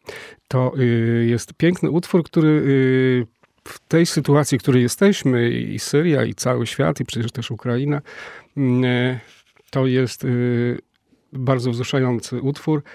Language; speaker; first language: Polish; native; Polish